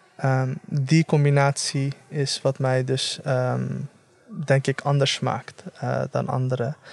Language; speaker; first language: Dutch; native; Dutch